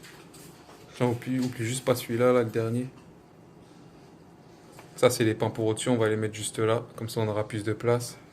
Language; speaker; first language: French; native; French